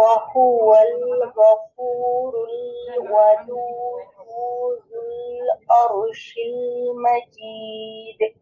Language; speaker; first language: Arabic; non-native, learner; Bangla